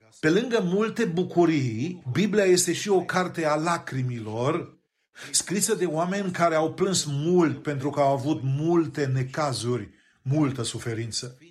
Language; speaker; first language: Romanian; native; Romanian